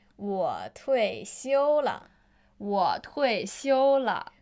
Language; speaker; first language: Chinese; non-native, learner; Spanish